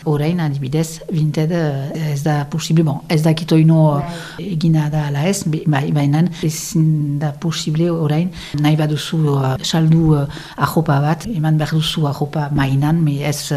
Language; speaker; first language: Basque; non-native, local second language; French